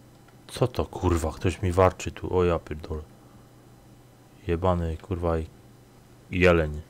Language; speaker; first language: Polish; native; Polish